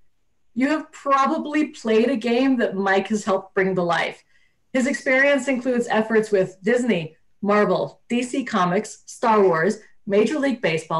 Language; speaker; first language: English; native; English